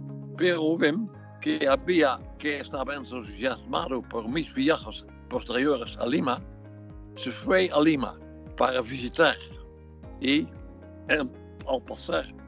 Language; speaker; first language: Spanish; non-native, fluent; Dutch